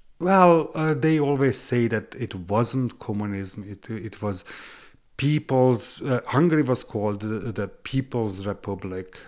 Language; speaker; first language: English; non-native, fluent; Hungarian